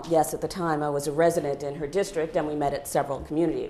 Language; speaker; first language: English; native; English